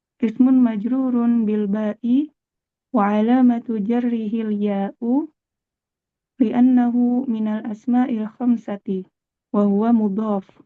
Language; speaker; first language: Arabic; non-native, learner; Indonesian